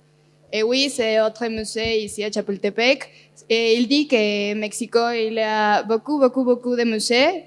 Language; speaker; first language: French; non-native, learner; Spanish